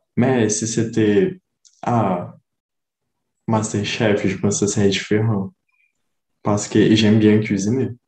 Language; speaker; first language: French; non-native, learner; Portuguese